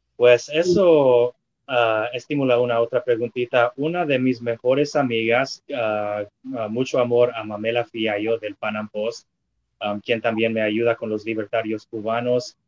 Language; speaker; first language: Spanish; non-native, fluent; English